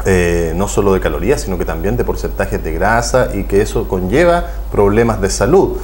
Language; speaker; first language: Spanish; native; Spanish